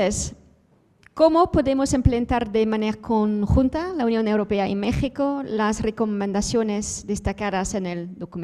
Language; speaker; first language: Spanish; non-native, fluent; Dutch